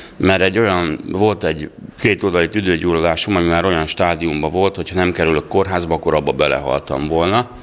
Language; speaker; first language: Hungarian; native; Hungarian